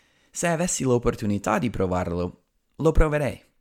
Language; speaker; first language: Italian; non-native, fluent; English